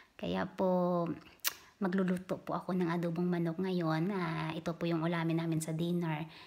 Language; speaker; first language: Filipino; non-native, local second language; Hiligaynon